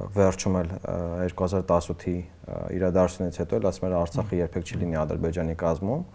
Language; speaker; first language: Armenian; native; Armenian